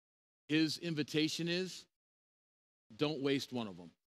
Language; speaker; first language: English; native; English